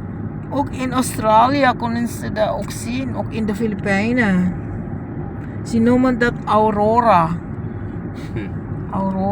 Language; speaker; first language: Dutch; non-native, learner; Filipino